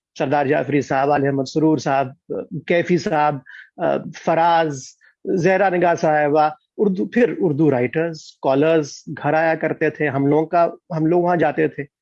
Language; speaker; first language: Urdu; native; Urdu